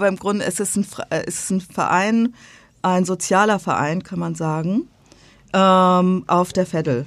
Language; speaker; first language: German; native; German